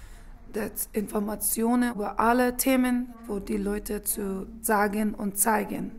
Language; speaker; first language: German; non-native, learner; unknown